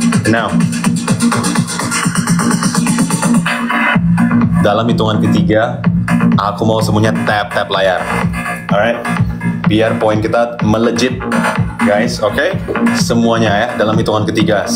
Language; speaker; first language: Indonesian; native; Indonesian